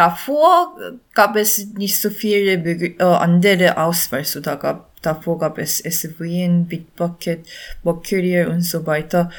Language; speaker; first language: German; non-native, learner; Korean